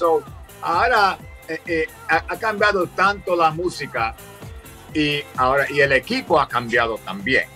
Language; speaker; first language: Spanish; early bilingual, heritage; Spanish